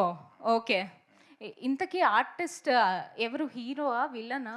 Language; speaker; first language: Telugu; native; Telugu